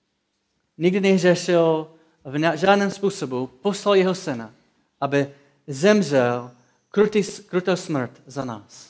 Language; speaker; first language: Czech; non-native, fluent; English